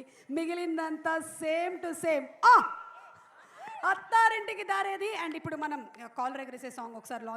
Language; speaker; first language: Telugu; native; Telugu